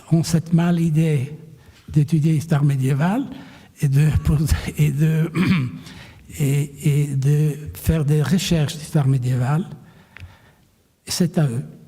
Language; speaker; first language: French; non-native, fluent; Italian